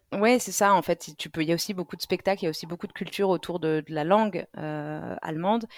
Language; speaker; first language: French; native; French